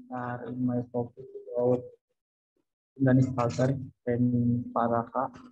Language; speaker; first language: English; non-native, learner; Indonesian